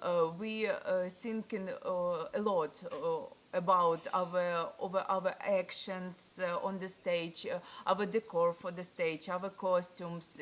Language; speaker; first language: English; non-native, learner; Ukrainian